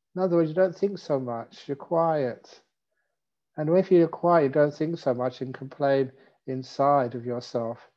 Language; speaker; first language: English; native; English